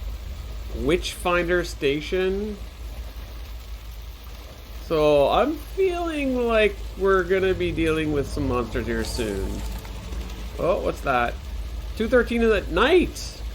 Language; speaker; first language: English; native; English